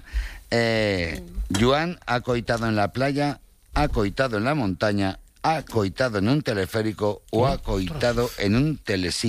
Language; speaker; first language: Spanish; native; Spanish